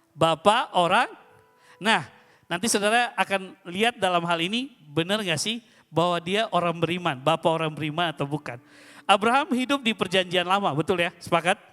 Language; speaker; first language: Indonesian; native; Indonesian